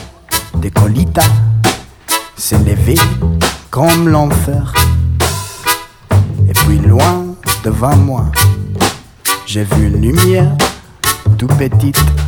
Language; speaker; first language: French; non-native, learner; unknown